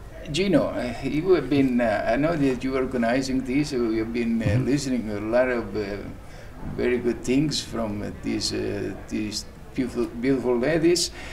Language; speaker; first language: English; early bilingual, other home language; Italian